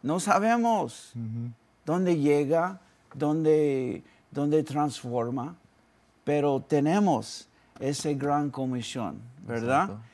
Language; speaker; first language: Spanish; early bilingual, heritage; Spanish